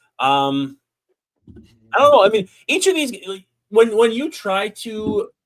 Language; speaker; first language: English; native; English